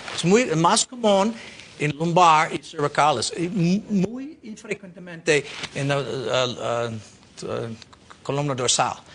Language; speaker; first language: Spanish; non-native, learner; English